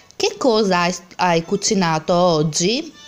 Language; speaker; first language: Italian; non-native, fluent; Albanian